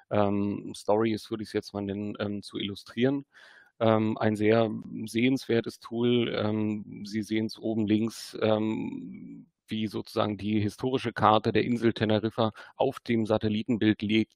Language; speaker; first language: German; native; German